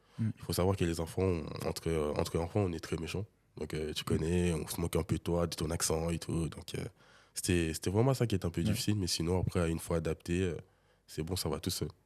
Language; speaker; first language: French; early bilingual, other home language; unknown